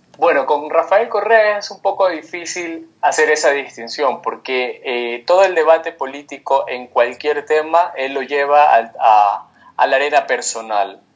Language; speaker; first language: Spanish; native; Spanish